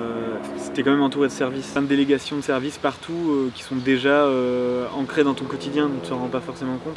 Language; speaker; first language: French; native; French